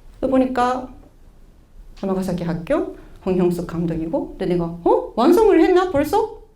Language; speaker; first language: Korean; early bilingual, heritage; Korean